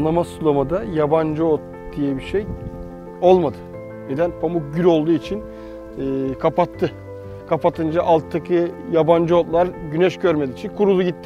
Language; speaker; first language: Turkish; native; Turkish